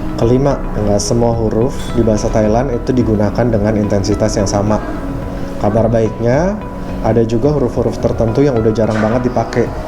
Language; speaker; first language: Indonesian; native; Indonesian